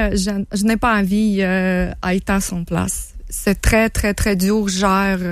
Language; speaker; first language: French; non-native, learner; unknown